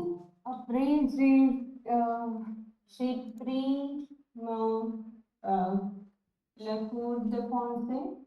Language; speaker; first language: French; non-native, learner; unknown